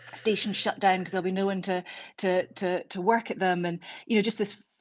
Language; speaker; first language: English; native; English